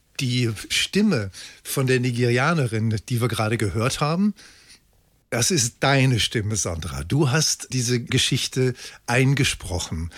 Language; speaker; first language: German; native; German